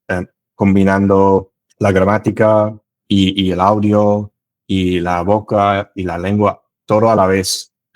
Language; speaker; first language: Spanish; non-native, fluent; English